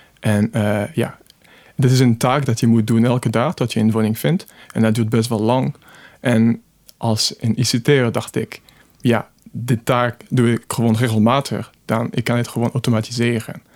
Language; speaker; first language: Dutch; non-native, fluent; French